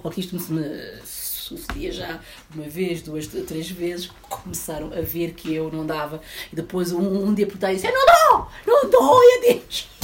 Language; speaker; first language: Portuguese; early bilingual, other home language; Upper Guinea Crioulo